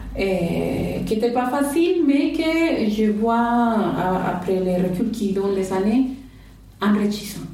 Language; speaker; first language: French; non-native, fluent; Spanish